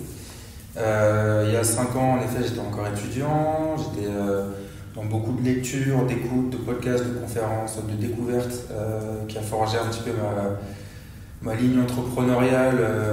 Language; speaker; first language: French; native; French